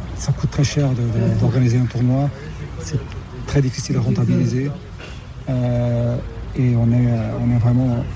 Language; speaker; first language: French; non-native, fluent; Portuguese